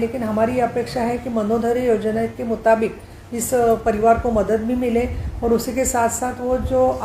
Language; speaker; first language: Hindi; non-native, local second language; Marathi